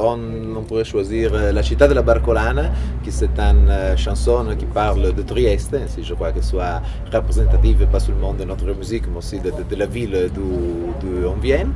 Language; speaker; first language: French; non-native, fluent; Italian